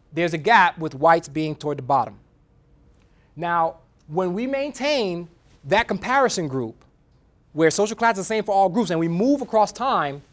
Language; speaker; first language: English; native; English